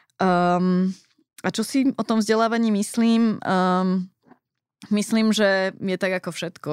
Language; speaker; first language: Slovak; early bilingual, heritage; Slovak